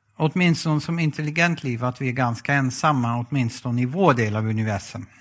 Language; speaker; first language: Swedish; non-native, fluent; Dutch